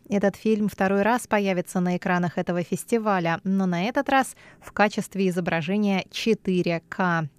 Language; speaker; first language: Russian; non-native, fluent; Chinese